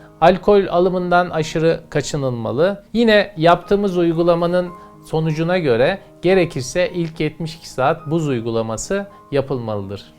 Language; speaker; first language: Turkish; native; Turkish